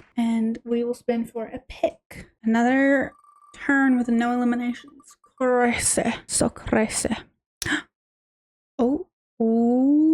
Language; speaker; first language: English; native; English